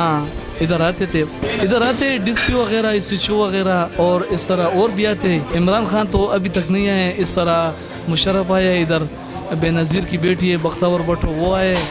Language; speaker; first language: Hindi; non-native, local second language; Pashto